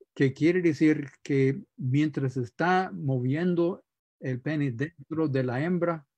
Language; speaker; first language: Spanish; non-native, fluent; English